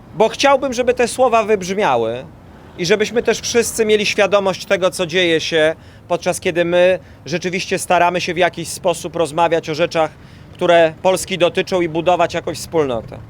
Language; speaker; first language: Polish; native; Polish